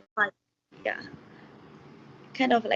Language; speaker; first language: English; non-native, learner; Chinese